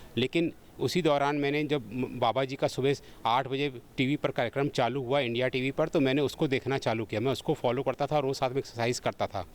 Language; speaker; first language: Hindi; native; Hindi